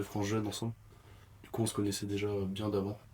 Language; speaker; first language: French; native; French